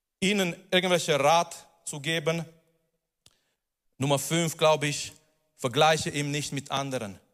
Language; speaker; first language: German; non-native, fluent; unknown